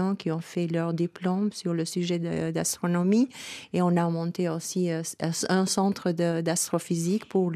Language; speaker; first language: French; non-native, fluent; Albanian